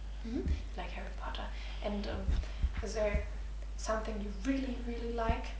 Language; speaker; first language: English; non-native, fluent; German